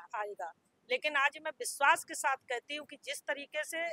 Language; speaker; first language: Hindi; native; Hindi